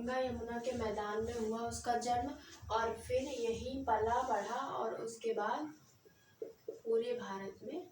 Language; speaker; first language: Hindi; native; Hindi